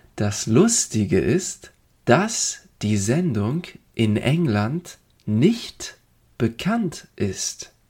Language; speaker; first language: German; native; German